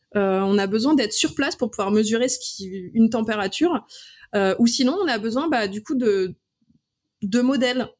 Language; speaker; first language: French; native; French